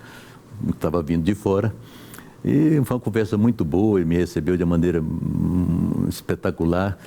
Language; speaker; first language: Portuguese; native; Portuguese